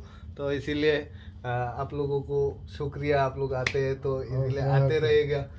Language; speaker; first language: Hindi; non-native, local second language; Assamese